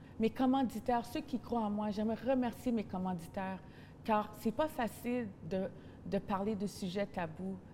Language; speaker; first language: French; native; French